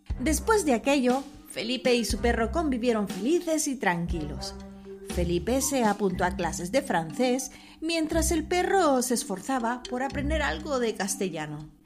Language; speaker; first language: Spanish; native; Spanish